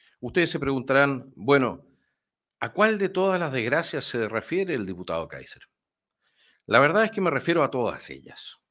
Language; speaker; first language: Spanish; native; Spanish